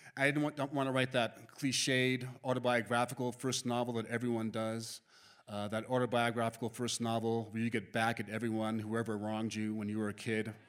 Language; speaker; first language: English; native; English